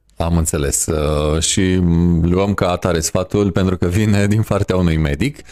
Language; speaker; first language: Romanian; native; Romanian